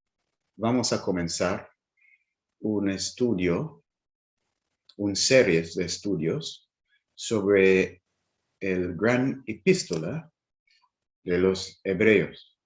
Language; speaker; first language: Spanish; non-native, fluent; English